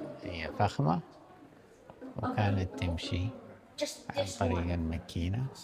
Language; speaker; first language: Arabic; native; Arabic